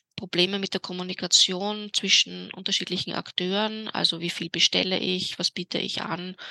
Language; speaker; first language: German; native; German